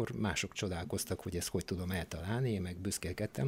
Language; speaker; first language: Hungarian; non-native, fluent; Bulgarian